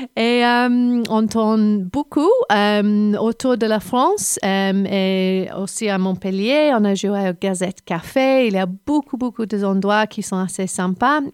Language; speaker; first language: French; non-native, fluent; English